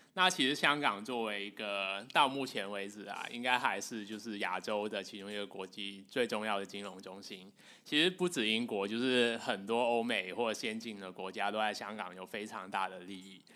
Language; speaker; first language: Chinese; non-native, local second language; Cantonese